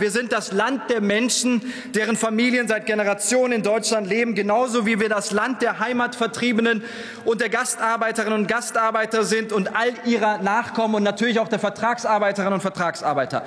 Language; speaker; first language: German; early bilingual, other home language; Turkish